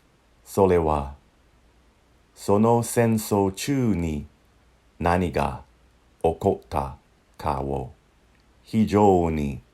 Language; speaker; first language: Japanese; non-native, fluent; English